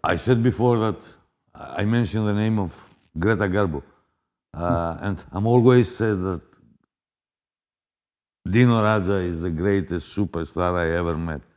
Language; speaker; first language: English; non-native, fluent; Greek